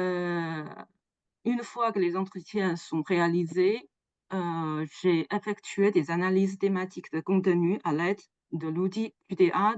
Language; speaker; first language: French; non-native, fluent; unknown